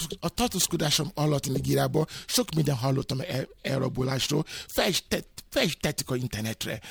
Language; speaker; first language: Hungarian; non-native, learner; Yoruba